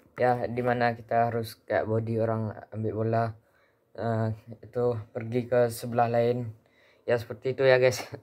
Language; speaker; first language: Indonesian; early bilingual, heritage; Indonesian